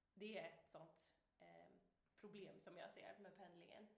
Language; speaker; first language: Swedish; native; Swedish